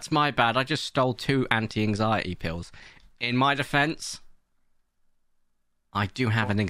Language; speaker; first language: English; native; English